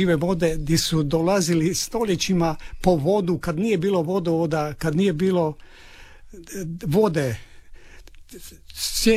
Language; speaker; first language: Croatian; native; Croatian